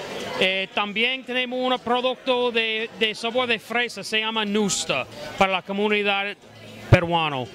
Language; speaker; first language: Spanish; non-native, fluent; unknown